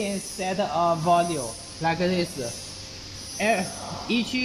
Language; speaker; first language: English; non-native, learner; Chinese